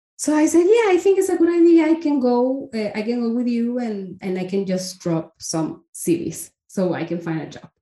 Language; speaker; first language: English; non-native, fluent; Spanish